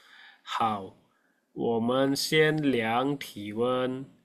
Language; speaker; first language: Chinese; non-native, fluent; Indonesian